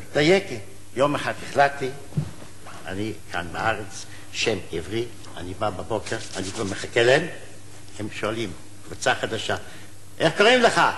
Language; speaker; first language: Hebrew; non-native, fluent; German